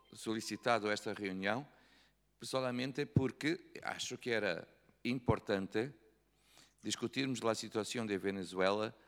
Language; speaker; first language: Spanish; non-native, learner; Portuguese